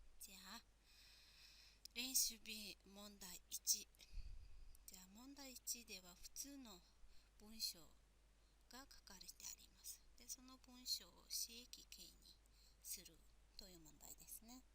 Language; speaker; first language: Japanese; non-native, fluent; Mongolian